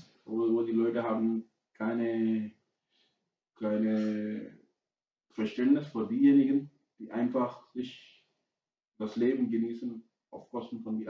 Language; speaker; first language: German; non-native, fluent; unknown